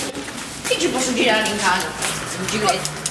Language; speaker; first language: Italian; native; Italian